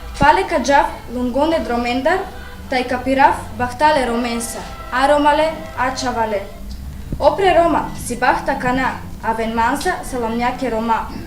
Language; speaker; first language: Macedonian; non-native, local second language; Romany